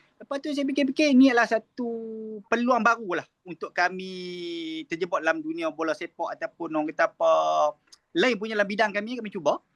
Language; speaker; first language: Malay; native; Malay